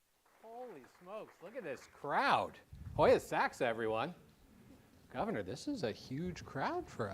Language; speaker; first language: English; native; English